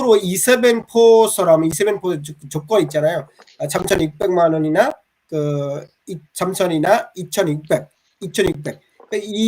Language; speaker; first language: Korean; non-native, fluent; Bangla